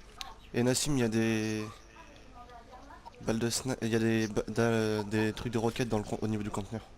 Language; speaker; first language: French; native; French